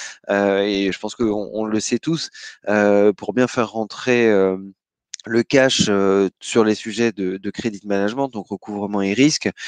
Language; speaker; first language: French; native; French